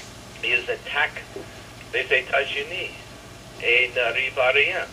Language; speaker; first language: French; non-native, fluent; English